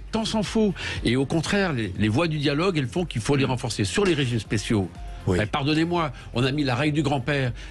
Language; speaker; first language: French; native; French